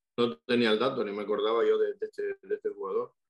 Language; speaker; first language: Spanish; native; Spanish